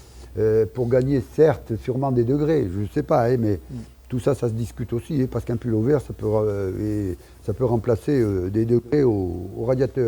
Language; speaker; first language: French; native; French